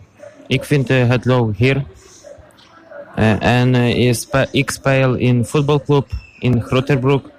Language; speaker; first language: Dutch; non-native, learner; Ukrainian